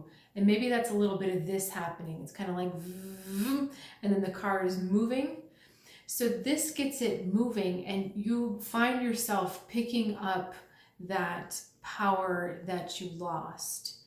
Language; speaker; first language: English; native; English